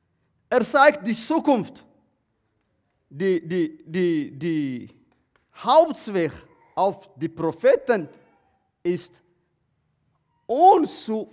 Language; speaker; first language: German; non-native, learner; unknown